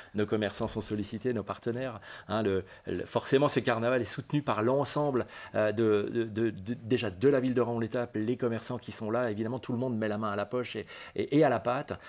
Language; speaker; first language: French; native; French